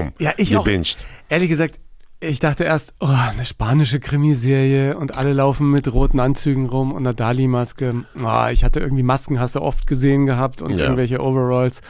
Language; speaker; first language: German; native; German